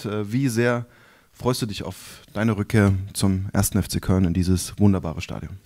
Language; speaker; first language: German; native; German